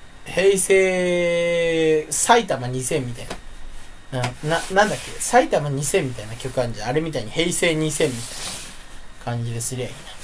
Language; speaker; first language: Japanese; native; Japanese